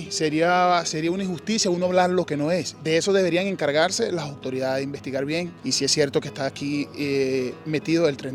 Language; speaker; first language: Spanish; native; Spanish